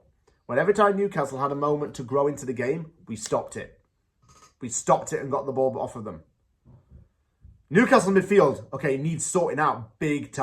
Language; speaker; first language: English; native; English